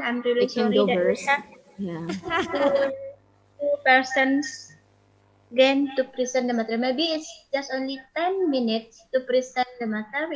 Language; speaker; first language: English; non-native, fluent; Indonesian